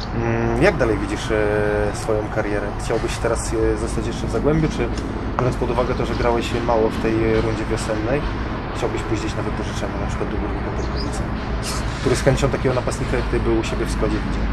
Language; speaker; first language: Polish; native; Polish